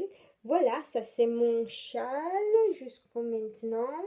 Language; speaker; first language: French; non-native, fluent; Italian